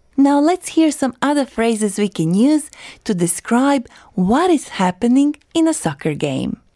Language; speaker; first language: English; non-native, fluent; Croatian